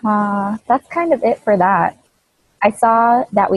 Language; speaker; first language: English; native; English